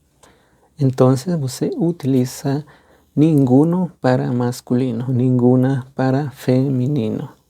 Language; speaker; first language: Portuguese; non-native, fluent; Spanish